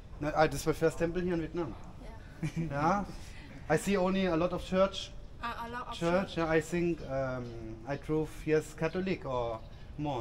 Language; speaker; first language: English; non-native, learner; German